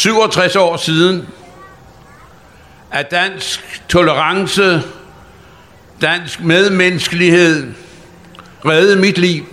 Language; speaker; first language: Danish; native; Danish